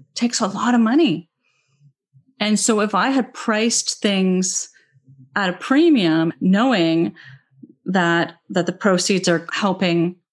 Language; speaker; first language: English; native; English